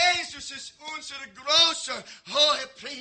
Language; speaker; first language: German; non-native, learner; English